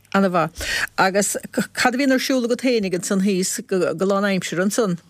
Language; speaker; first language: Irish; native; Irish